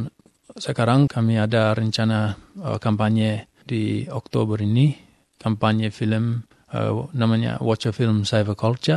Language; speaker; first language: Indonesian; non-native, fluent; English